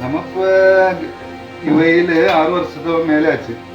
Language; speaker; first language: Tamil; non-native, learner; Malayalam